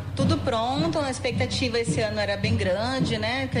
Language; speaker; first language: Portuguese; native; Portuguese